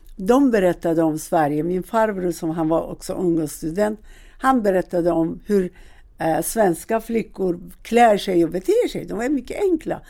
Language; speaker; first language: Swedish; non-native, fluent; Persian